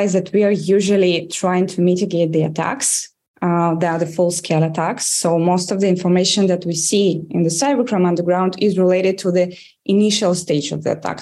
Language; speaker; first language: English; non-native, fluent; Russian